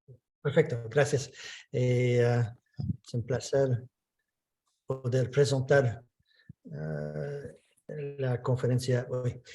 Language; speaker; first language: Spanish; non-native, fluent; English